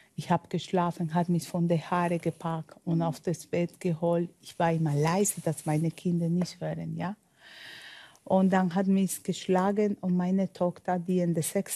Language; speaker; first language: German; non-native, learner; Spanish